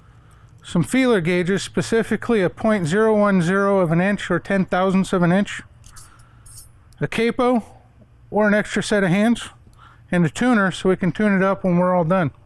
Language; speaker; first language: English; native; English